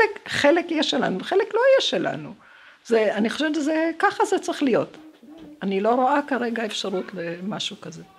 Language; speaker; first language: Hebrew; early bilingual, other home language; Romanian